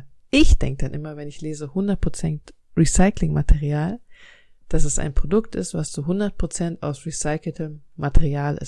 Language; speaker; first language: German; native; German